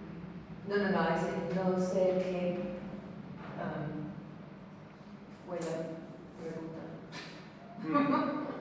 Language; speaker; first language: Spanish; non-native, learner; English